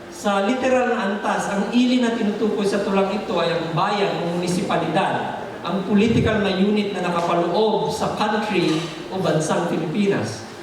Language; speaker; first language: Filipino; non-native, local second language; Iloko